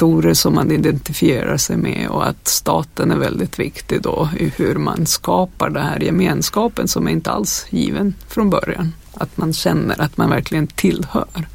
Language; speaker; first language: Swedish; non-native, fluent; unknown